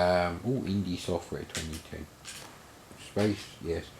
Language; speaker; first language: English; native; English